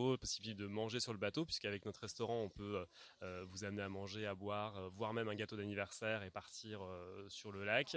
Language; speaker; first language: French; native; French